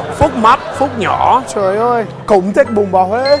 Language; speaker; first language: Vietnamese; non-native, learner; English